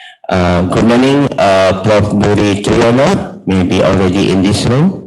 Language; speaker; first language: English; non-native, learner; Indonesian